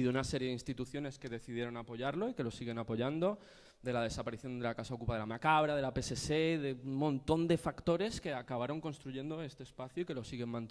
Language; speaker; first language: Spanish; native; Spanish